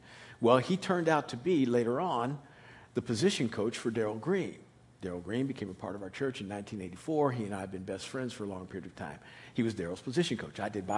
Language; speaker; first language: English; native; English